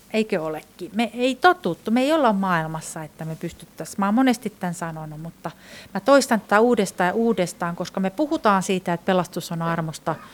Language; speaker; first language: Finnish; non-native, fluent; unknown